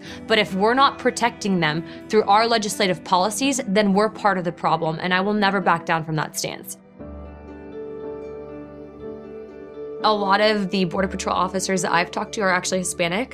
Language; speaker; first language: English; native; English